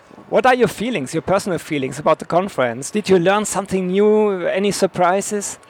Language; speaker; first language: English; non-native, fluent; German